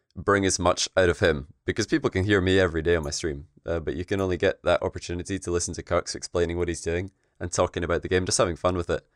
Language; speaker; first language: English; native; English